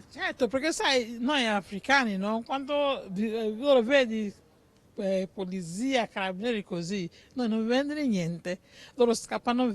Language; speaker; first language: Italian; non-native, learner; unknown